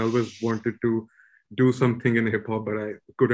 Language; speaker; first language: English; non-native, local second language; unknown